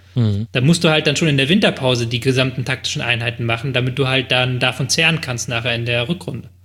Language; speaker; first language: German; native; German